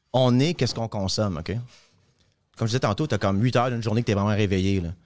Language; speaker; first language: French; native; French